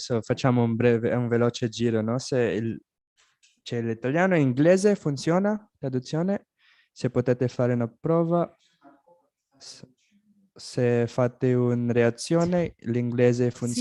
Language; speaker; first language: Italian; non-native, fluent; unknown